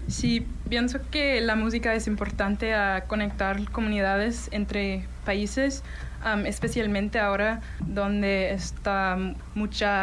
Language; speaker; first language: Spanish; non-native, learner; English